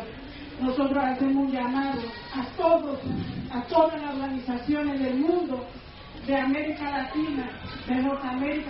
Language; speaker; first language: Spanish; non-native, local second language; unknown